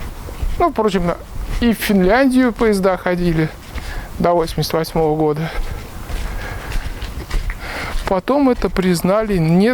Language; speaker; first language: Russian; native; Russian